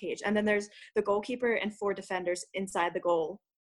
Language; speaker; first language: English; native; English